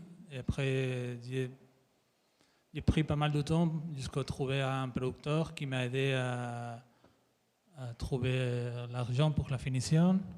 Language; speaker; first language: French; non-native, fluent; Spanish